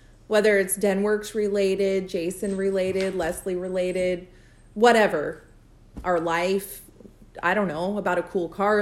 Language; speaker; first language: English; native; English